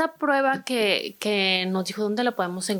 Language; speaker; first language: Spanish; native; Spanish